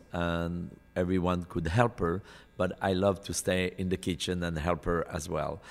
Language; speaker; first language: English; non-native, fluent; French